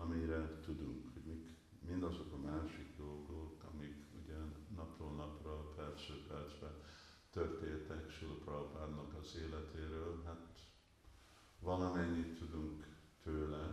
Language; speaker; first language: Hungarian; early bilingual, heritage; Hungarian